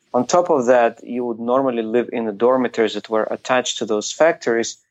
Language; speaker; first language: English; non-native, fluent; Ukrainian